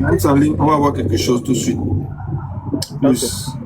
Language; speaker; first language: French; non-native, local second language; Ewe